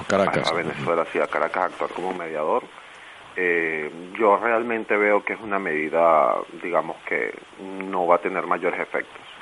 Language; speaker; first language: Spanish; native; Spanish